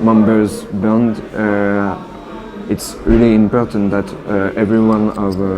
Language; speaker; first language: English; non-native, learner; French